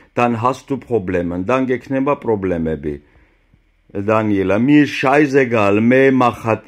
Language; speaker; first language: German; non-native, learner; Georgian